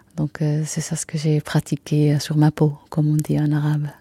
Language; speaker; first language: French; non-native, fluent; Arabic